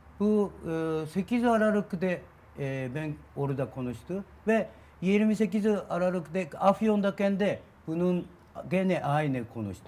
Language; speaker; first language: Turkish; non-native, learner; Japanese